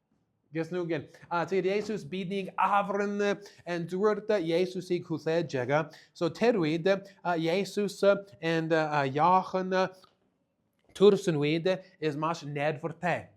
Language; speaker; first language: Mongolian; non-native, learner; English